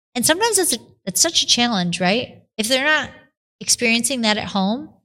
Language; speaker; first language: English; native; English